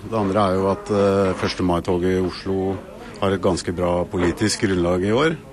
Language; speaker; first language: Norwegian; native; Norwegian